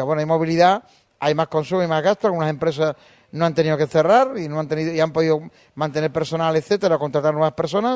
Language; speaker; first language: Spanish; native; Spanish